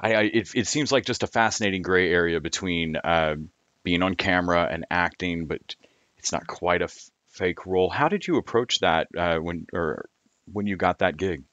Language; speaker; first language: English; native; English